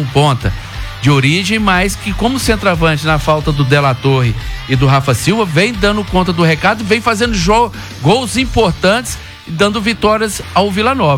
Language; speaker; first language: Portuguese; native; Portuguese